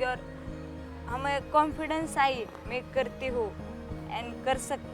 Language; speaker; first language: Hindi; non-native, local second language; Marathi